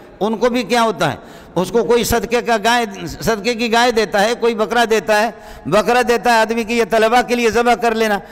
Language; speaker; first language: Urdu; non-native, local second language; Brahui